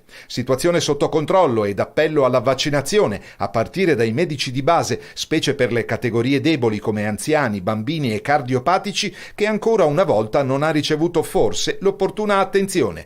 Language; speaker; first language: Italian; native; Italian